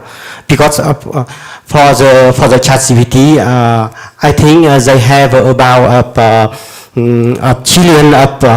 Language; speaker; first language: English; non-native, learner; Vietnamese